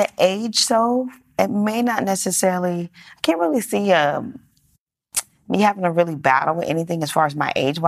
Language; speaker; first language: English; native; English